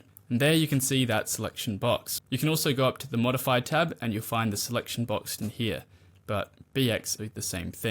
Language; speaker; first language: English; native; English